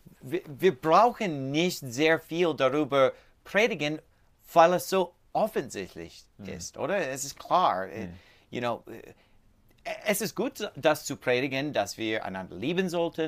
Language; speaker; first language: German; non-native, learner; English